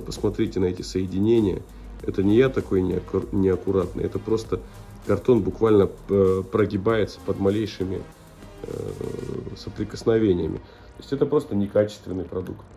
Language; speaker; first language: Russian; native; Russian